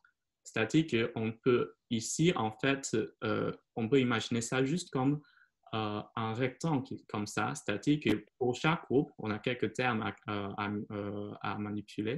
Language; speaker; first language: French; non-native, fluent; Chinese